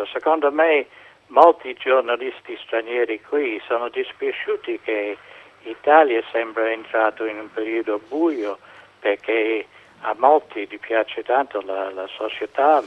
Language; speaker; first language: Italian; non-native, fluent; English